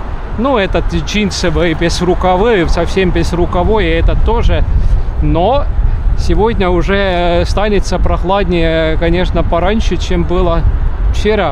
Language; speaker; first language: Russian; non-native, local second language; Estonian